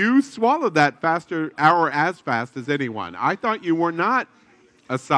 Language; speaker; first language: English; native; English